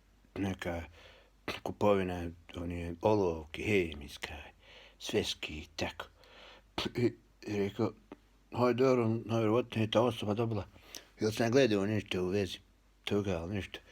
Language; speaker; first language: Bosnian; early bilingual, heritage; Bosnian